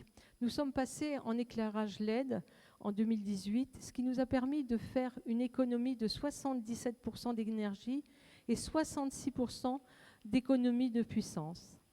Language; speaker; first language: French; native; French